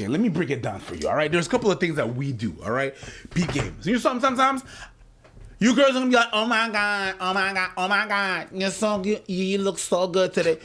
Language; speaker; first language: English; native; English